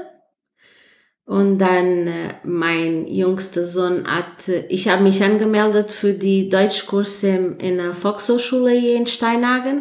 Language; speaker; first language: German; non-native, fluent; Portuguese